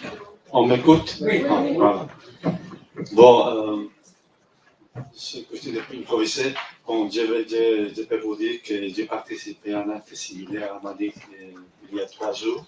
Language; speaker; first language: French; non-native, fluent; Spanish